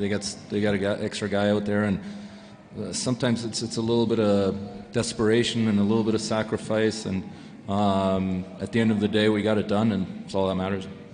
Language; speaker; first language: English; non-native, fluent; German